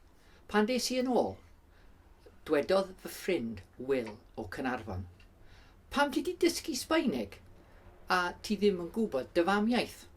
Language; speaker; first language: Welsh; non-native, local second language; English